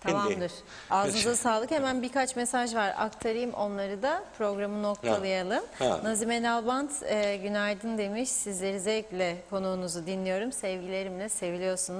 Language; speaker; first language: Turkish; native; Turkish